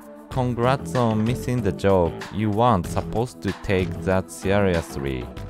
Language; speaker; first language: English; non-native, learner; Japanese